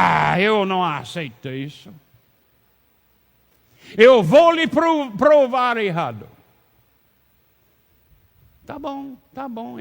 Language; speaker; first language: Portuguese; non-native, learner; English